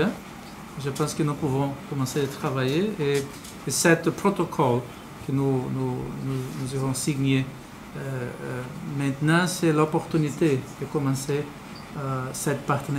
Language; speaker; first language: French; non-native, learner; Portuguese